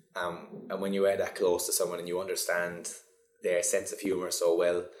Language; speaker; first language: English; native; English